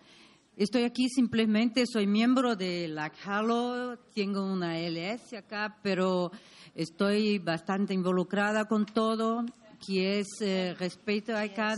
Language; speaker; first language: Spanish; non-native, learner; Portuguese